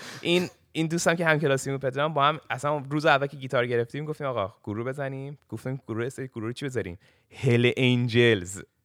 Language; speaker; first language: Persian; early bilingual, heritage; Persian